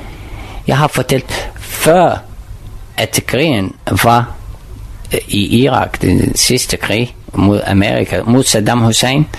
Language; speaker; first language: Danish; non-native, learner; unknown